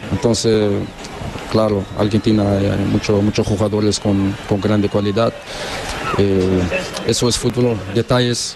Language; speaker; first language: Spanish; non-native, learner; Portuguese